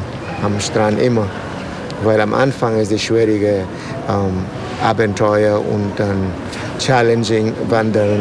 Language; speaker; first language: German; non-native, learner; Spanish